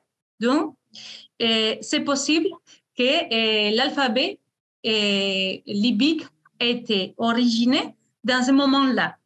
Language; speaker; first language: French; non-native, fluent; Spanish